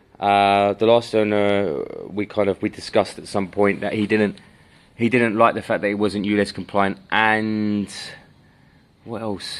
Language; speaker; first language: English; native; English